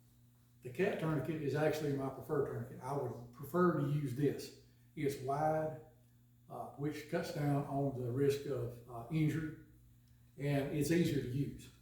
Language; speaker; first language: English; native; English